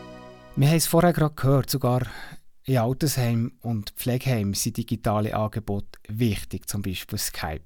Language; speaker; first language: German; native; German